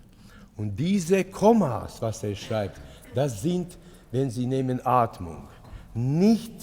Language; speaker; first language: German; non-native, fluent; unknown